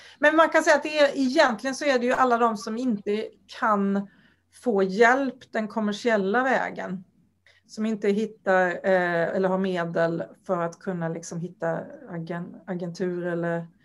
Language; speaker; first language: Swedish; native; Swedish